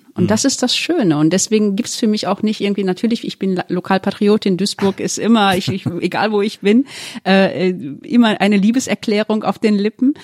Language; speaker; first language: German; early bilingual, other home language; Turkish